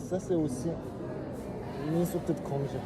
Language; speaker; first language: French; non-native, fluent; Korean